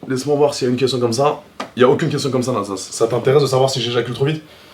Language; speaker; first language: French; native; French